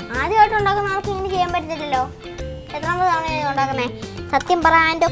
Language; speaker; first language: Malayalam; native; Malayalam